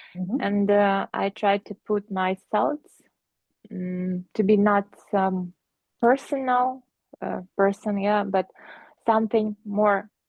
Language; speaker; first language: English; non-native, fluent; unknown